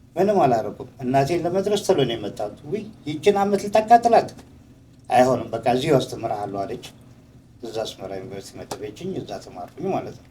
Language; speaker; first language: Amharic; non-native, local second language; Tigrinya